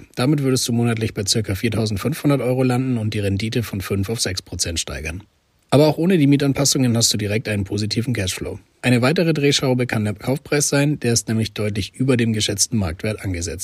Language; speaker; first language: German; native; German